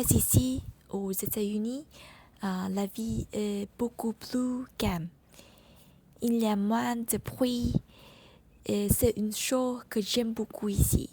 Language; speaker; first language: French; non-native, learner; Vietnamese